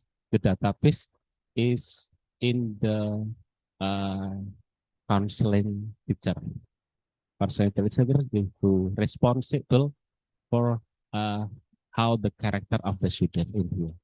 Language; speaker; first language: English; non-native, learner; Indonesian